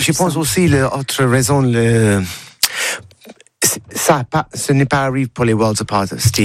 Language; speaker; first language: French; non-native, learner; English